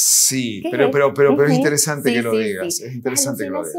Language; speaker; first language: Spanish; native; Spanish